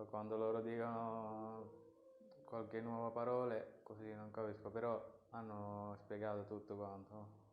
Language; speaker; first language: Italian; non-native, learner; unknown